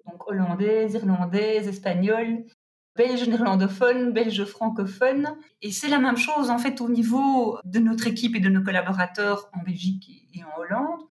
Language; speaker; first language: French; native; French